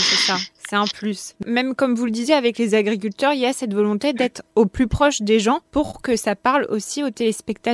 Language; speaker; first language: French; native; French